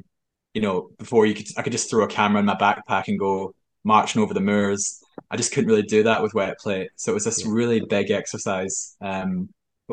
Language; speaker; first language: English; native; English